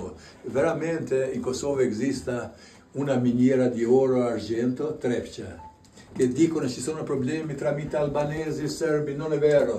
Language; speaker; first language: Italian; non-native, learner; Albanian